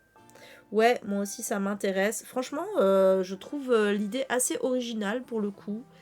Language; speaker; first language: French; native; French